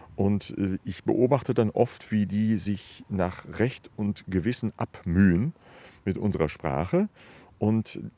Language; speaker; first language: German; native; German